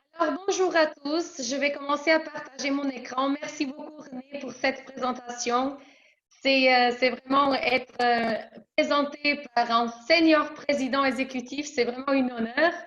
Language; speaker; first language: French; early bilingual, other home language; Portuguese